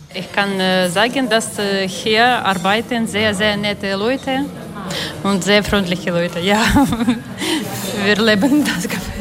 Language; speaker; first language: German; non-native, learner; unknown